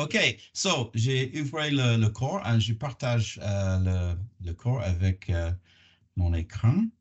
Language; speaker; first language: French; non-native, learner; English